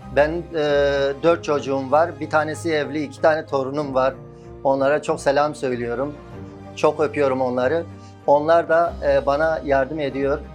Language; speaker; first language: Turkish; native; Turkish